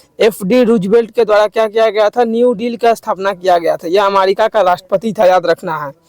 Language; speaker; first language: Hindi; native; Hindi